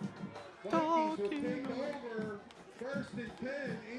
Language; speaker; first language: English; native; English